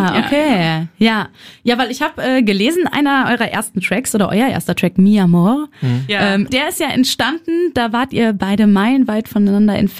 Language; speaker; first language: German; native; German